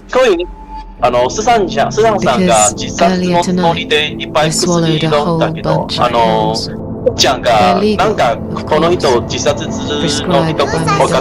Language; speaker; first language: Japanese; non-native, learner; Chinese